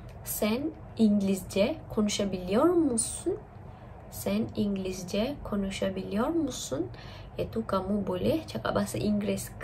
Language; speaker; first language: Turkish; non-native, fluent; Malay